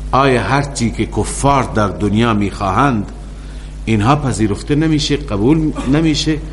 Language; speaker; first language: Persian; native; Persian